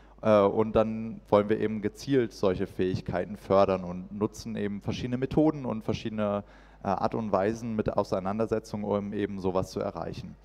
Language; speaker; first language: German; native; German